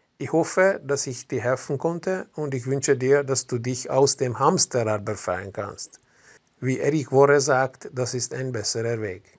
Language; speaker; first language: German; non-native, fluent; Hungarian